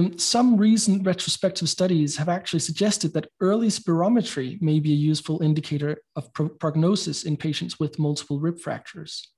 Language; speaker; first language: English; non-native, fluent; Danish